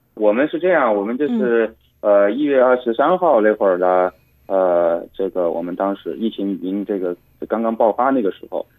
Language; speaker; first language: Chinese; native; Chinese